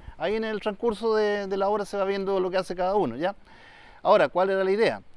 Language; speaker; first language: Spanish; native; Spanish